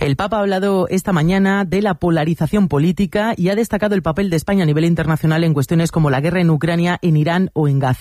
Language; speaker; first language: Spanish; native; Spanish